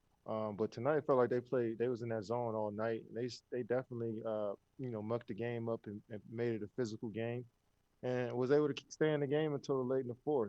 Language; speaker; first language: English; native; English